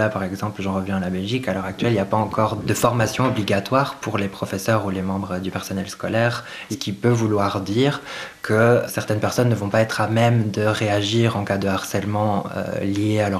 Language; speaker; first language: French; native; French